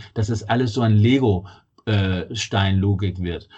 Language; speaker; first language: German; non-native, fluent; Danish